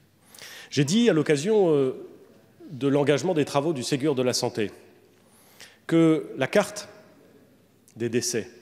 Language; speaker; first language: French; native; French